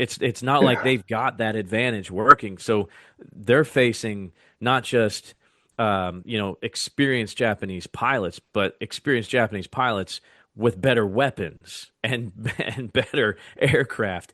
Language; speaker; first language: English; native; English